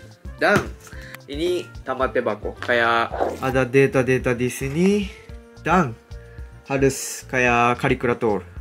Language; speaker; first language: Indonesian; non-native, fluent; Japanese